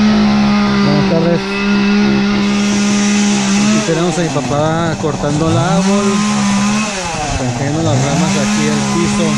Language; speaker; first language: Spanish; early bilingual, heritage; Spanish